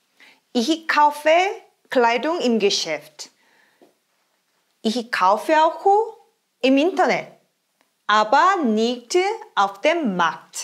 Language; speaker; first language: German; non-native, fluent; Korean